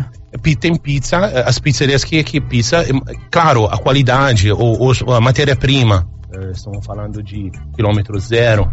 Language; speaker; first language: Portuguese; non-native, fluent; Italian